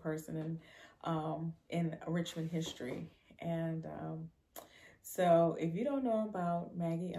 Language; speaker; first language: English; native; English